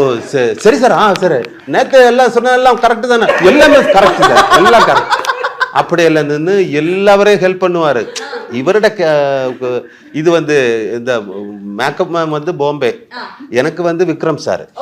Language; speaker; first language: Tamil; non-native, learner; Malayalam